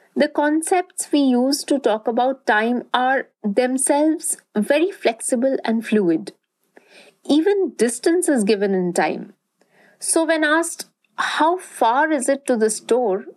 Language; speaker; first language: English; non-native, local second language; Bangla